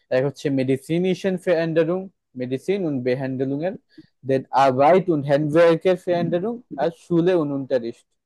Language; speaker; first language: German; non-native, fluent; Bangla